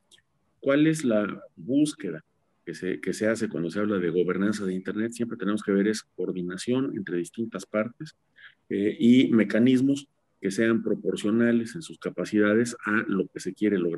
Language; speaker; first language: Spanish; native; Spanish